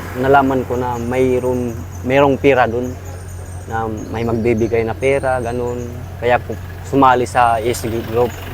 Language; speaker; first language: Filipino; non-native, local second language; Tausug